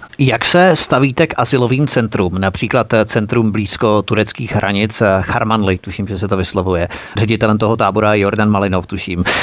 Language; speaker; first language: Czech; native; Czech